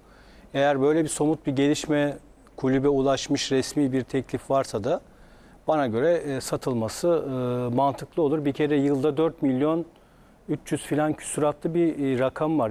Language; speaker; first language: Turkish; native; Turkish